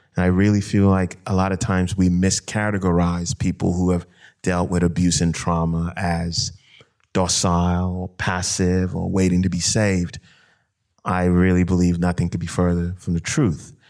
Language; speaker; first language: English; non-native, local second language; Akan